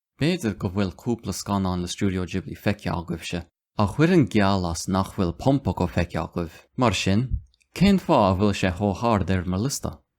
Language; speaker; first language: Irish; non-native, local second language; English